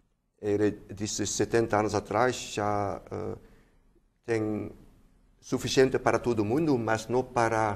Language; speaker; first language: Portuguese; non-native, fluent; Dutch